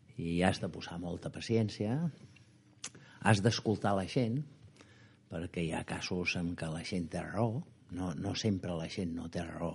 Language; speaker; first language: Catalan; native; Catalan